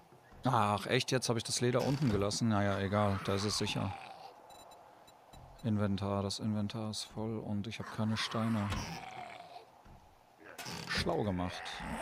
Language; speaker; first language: German; native; German